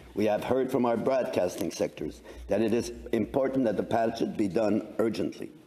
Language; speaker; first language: English; non-native, local second language; French